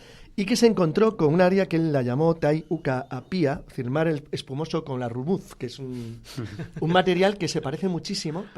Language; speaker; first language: Spanish; native; Spanish